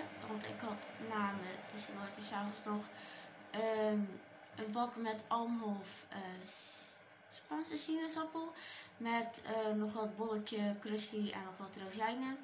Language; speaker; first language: Dutch; native; Dutch